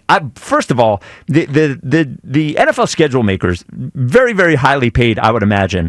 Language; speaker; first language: English; native; English